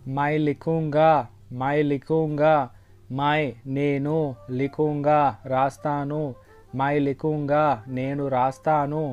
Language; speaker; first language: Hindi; non-native, local second language; Telugu